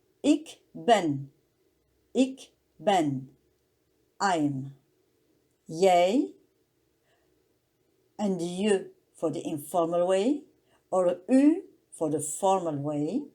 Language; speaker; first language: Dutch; non-native, learner; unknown